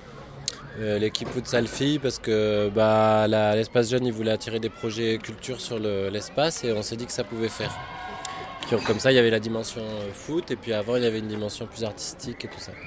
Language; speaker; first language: French; native; French